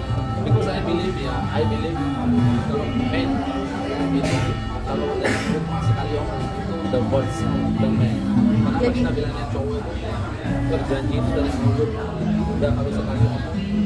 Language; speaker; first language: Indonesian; non-native, learner; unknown